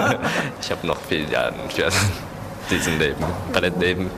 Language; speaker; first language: German; non-native, learner; Japanese